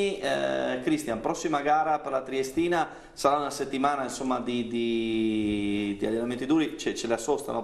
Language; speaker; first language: Italian; native; Italian